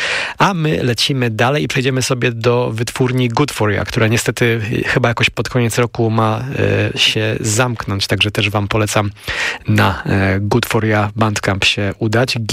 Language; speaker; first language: Polish; native; Polish